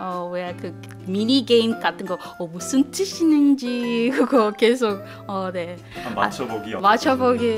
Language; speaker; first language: Korean; non-native, fluent; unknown